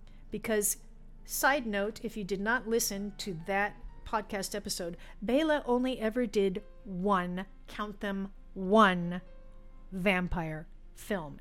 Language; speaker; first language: English; native; English